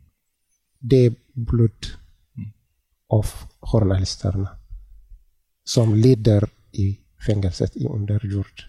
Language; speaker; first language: Swedish; non-native, learner; Tigrinya